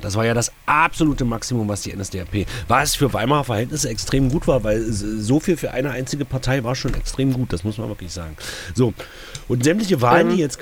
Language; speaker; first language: German; native; German